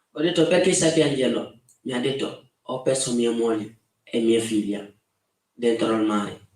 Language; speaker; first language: Italian; non-native, fluent; Wolof